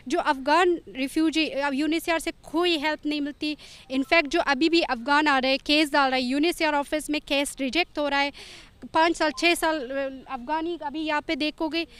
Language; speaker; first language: Hindi; non-native, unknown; Persian